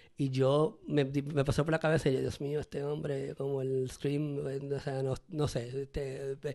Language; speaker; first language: Spanish; native; Spanish